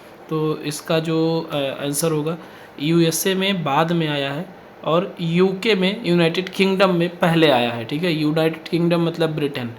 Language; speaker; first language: Hindi; native; Hindi